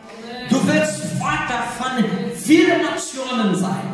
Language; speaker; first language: German; non-native, learner; Portuguese